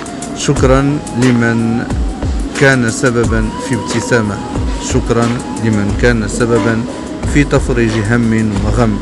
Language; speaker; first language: Arabic; native; Arabic